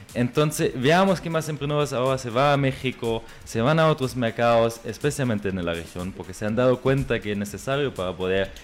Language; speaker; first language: Spanish; non-native, fluent; German